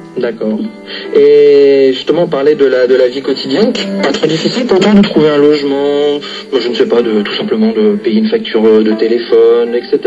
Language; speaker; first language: French; native; French